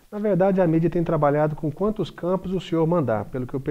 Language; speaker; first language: Portuguese; native; Portuguese